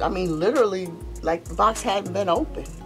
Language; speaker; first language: English; native; English